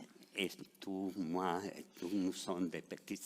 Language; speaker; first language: French; non-native, fluent; Spanish